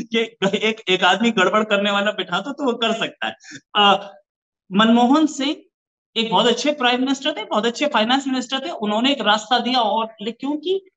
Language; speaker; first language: Hindi; native; Hindi